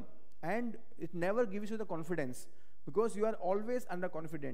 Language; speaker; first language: English; non-native, local second language; Hindi